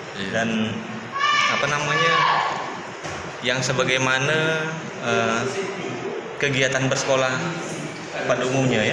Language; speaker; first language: Indonesian; native; Indonesian